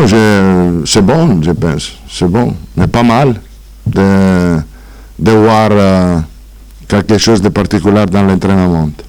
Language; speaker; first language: French; non-native, fluent; Italian